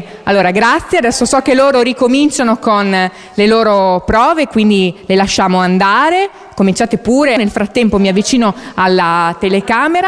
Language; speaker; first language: Italian; native; Italian